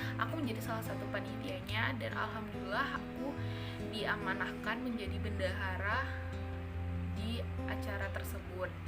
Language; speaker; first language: Indonesian; native; Indonesian